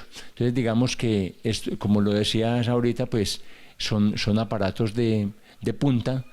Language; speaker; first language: Spanish; native; Spanish